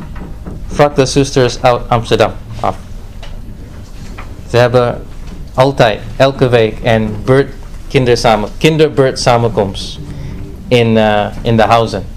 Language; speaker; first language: Dutch; non-native, fluent; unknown